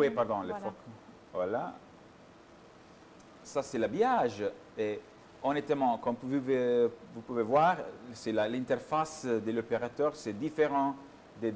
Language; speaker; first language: French; non-native, fluent; Italian